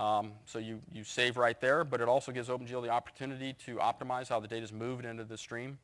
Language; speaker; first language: English; native; English